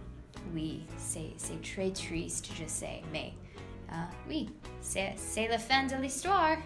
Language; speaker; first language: French; non-native, learner; English